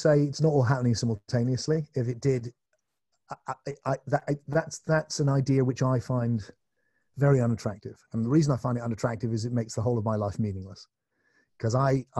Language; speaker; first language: English; native; English